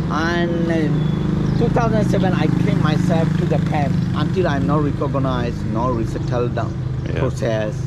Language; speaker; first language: English; non-native, learner; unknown